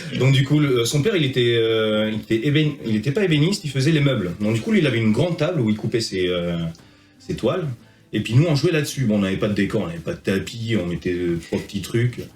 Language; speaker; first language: French; early bilingual, heritage; French